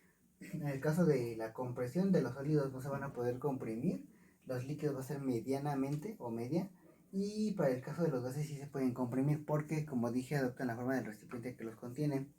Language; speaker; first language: Spanish; native; Spanish